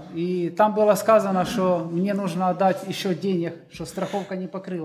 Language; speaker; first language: Polish; non-native, learner; Russian